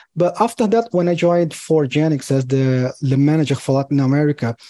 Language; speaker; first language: English; non-native, fluent; Portuguese